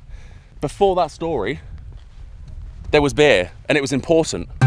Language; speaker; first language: English; native; English